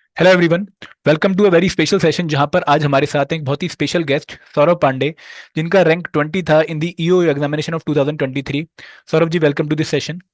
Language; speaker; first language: Hindi; native; Hindi